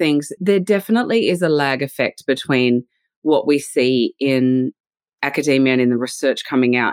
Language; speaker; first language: English; native; English